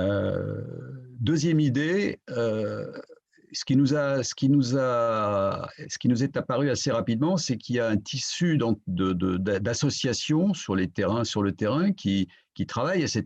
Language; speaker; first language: French; native; French